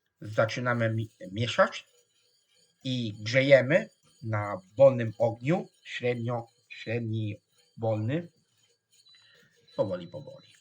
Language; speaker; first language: Polish; non-native, fluent; Italian